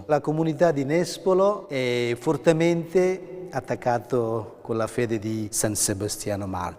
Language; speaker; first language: Italian; non-native, fluent; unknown